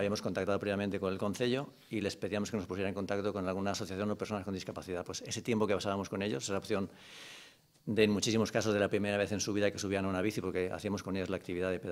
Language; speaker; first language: Spanish; native; Spanish